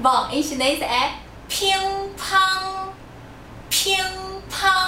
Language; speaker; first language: Portuguese; non-native, fluent; Chinese